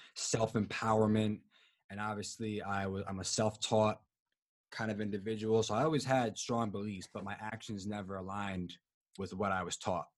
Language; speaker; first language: English; native; English